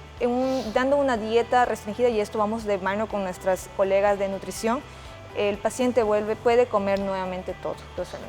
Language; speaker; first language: Spanish; native; Spanish